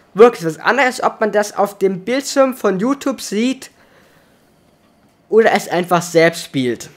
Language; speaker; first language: German; native; German